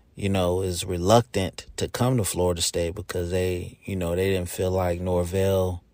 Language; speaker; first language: English; native; English